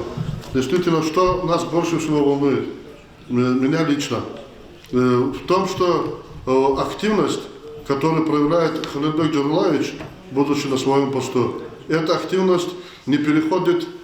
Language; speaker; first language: Russian; non-native, local second language; Lezghian